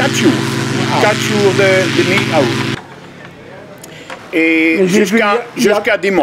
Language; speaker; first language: French; non-native, local second language; Dutch